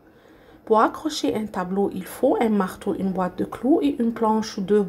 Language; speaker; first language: French; non-native, fluent; Arabic